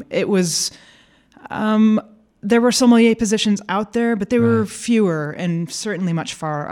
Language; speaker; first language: English; native; English